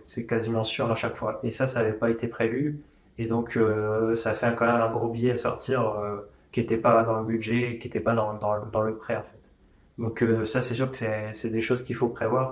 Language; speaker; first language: French; native; French